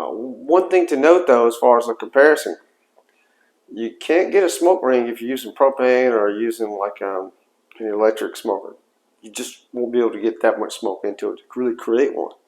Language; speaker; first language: English; native; English